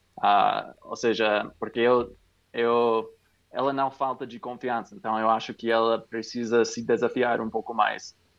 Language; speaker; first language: Portuguese; non-native, fluent; English